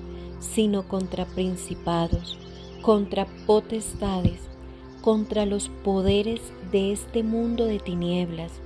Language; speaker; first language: Spanish; native; Spanish